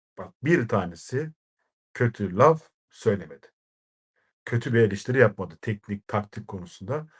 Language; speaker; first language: Turkish; native; Turkish